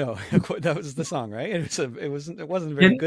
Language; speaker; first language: English; native; English